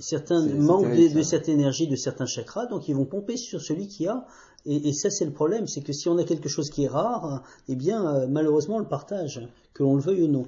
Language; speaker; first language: French; native; French